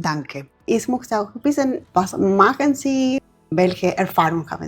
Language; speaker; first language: German; non-native, learner; Spanish